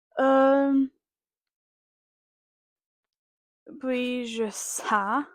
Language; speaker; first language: French; non-native, learner; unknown